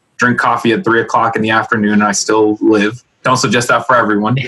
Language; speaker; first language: English; early bilingual, other home language; Spanish